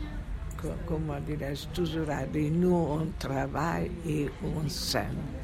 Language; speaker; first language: French; non-native, fluent; Hungarian